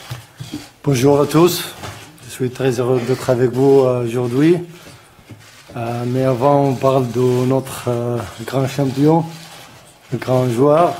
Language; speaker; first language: French; non-native, learner; Arabic